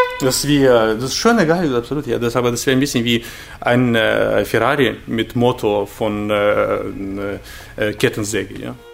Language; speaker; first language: German; non-native, fluent; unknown